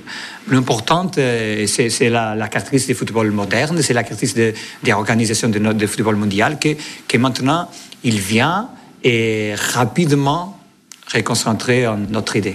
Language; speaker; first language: French; non-native, fluent; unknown